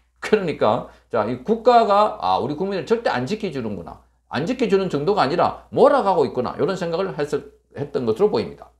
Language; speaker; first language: Korean; native; Korean